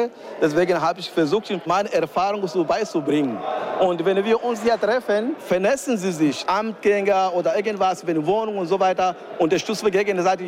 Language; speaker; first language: German; non-native, learner; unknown